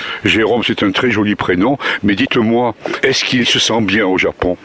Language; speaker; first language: French; native; French